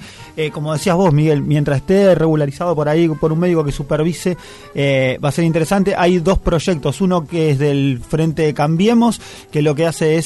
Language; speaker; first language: Spanish; native; Spanish